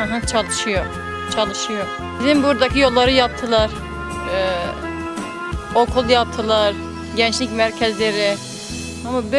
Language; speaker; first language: Turkish; non-native, local second language; Kurdish